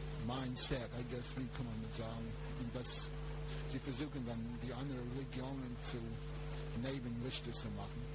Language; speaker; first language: German; non-native, fluent; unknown